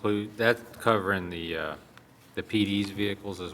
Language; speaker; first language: English; native; English